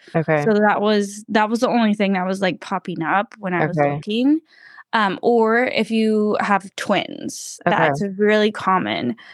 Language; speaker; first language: English; native; English